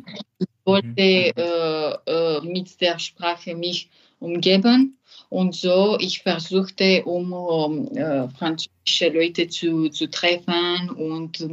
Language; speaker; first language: German; non-native, learner; French